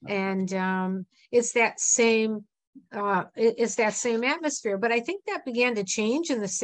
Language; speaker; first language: English; native; English